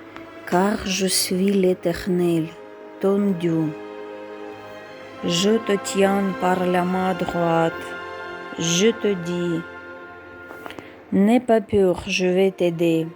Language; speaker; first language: French; non-native, learner; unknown